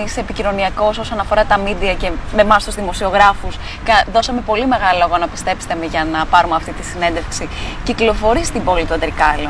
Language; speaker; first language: Greek; native; Greek